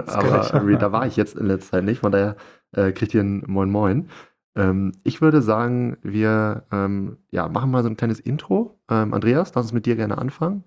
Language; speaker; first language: German; native; German